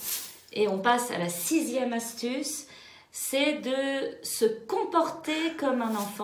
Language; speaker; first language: French; native; French